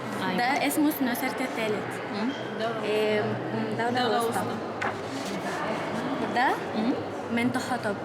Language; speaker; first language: Arabic; native; Arabic